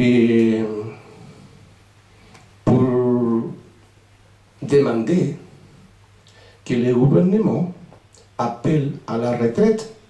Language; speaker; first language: French; non-native, fluent; Spanish